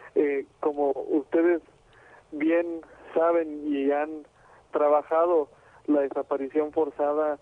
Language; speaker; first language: Spanish; native; Spanish